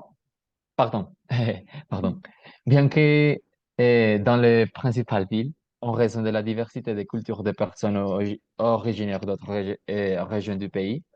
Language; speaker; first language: French; non-native, learner; Spanish